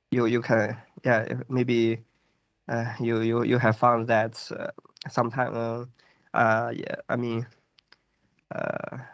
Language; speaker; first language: English; non-native, fluent; Chinese